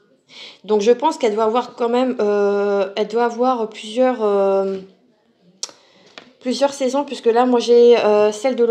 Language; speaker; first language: French; native; French